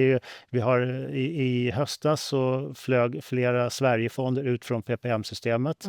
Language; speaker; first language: Swedish; native; Swedish